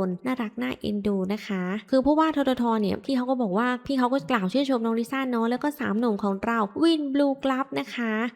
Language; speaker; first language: Thai; native; Thai